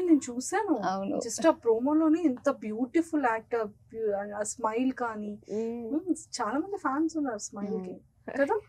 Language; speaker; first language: Telugu; native; Telugu